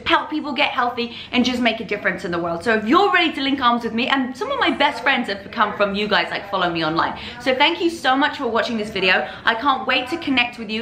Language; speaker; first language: English; native; English